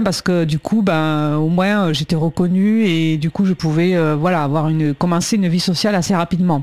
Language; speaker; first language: French; native; French